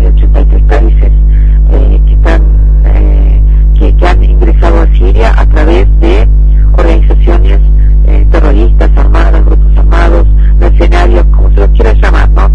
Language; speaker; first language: Spanish; early bilingual, other home language; Arabic